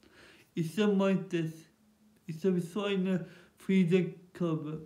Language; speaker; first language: German; non-native, local second language; Turkish